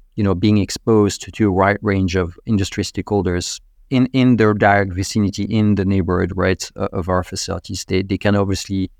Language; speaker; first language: English; non-native, fluent; French